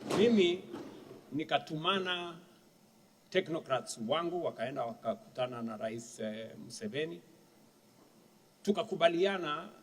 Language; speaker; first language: Swahili; non-native, local second language; Kalenjin